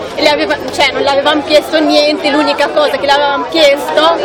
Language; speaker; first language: Italian; non-native, fluent; Arabic